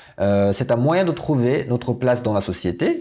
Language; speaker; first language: French; non-native, fluent; Korean